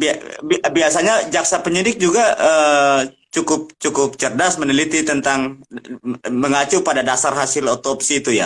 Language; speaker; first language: Indonesian; native; Indonesian